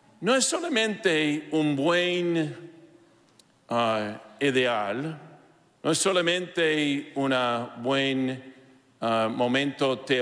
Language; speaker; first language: Spanish; non-native, fluent; English